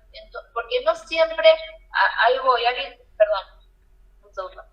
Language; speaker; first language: Spanish; native; Spanish